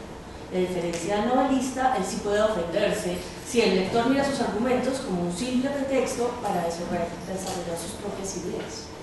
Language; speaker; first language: Spanish; native; Spanish